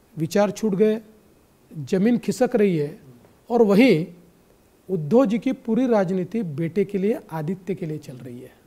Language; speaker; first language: Hindi; non-native, local second language; Marathi